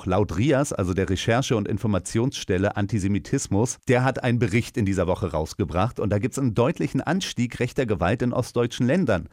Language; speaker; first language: German; native; German